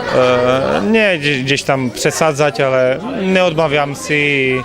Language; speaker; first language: Polish; non-native, learner; Czech